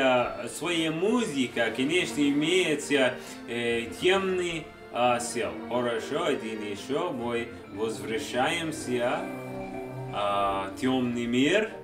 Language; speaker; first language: Russian; non-native, learner; English